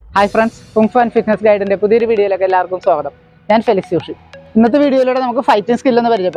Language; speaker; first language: Malayalam; native; Malayalam